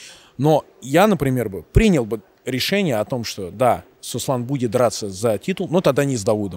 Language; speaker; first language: Russian; native; Russian